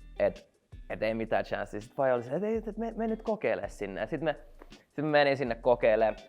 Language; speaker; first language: Finnish; non-native, local second language; Swedish